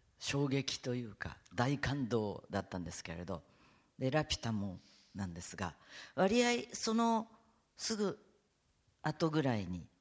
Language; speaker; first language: Japanese; native; Japanese